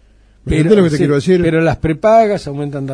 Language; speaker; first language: Spanish; native; Spanish